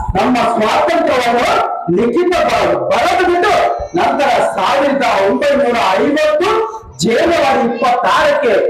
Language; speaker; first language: Kannada; non-native, local second language; Lambadi